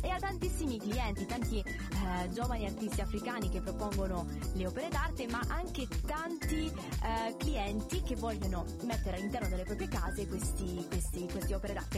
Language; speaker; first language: Italian; native; Italian